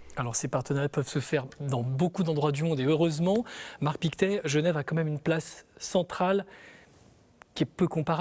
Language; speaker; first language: French; native; French